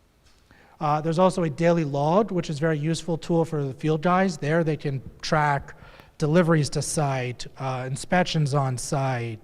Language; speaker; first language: English; native; English